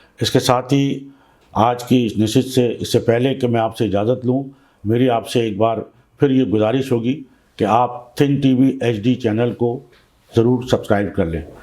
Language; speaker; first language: Urdu; native; Urdu